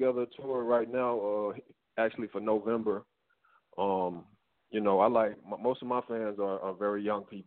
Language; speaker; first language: English; native; English